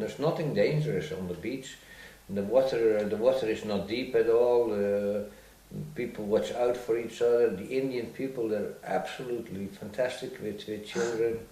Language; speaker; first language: English; non-native, fluent; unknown